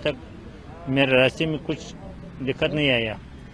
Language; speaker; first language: Hindi; non-native, learner; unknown